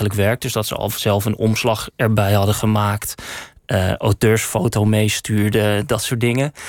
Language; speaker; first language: Dutch; native; Dutch